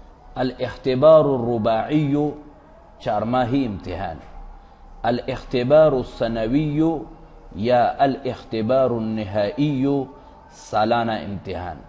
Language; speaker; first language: Arabic; non-native, fluent; Urdu